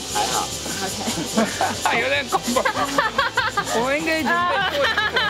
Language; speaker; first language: Chinese; non-native, fluent; Japanese